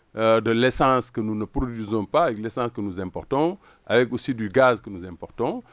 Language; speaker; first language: French; non-native, local second language; Wolof